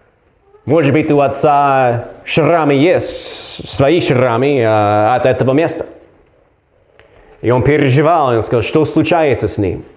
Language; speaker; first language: Russian; non-native, learner; English